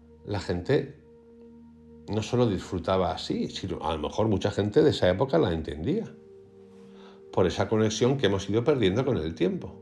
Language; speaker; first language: Spanish; native; Spanish